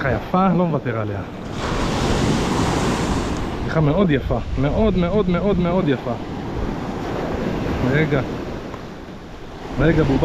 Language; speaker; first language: Hebrew; native; Hebrew